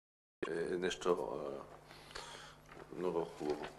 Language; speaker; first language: Bulgarian; non-native, learner; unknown